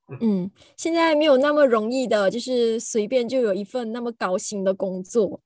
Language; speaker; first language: Chinese; native; Chinese